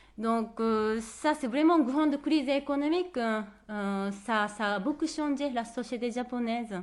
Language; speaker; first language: French; non-native, fluent; Japanese